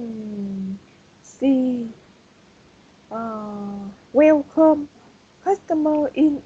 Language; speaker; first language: English; non-native, learner; Vietnamese